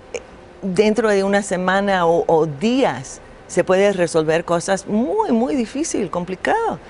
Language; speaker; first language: Spanish; non-native, fluent; English